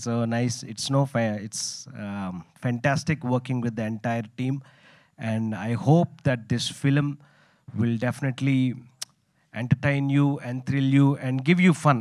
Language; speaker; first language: Telugu; native; Telugu